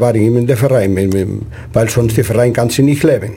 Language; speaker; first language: German; non-native, learner; Spanish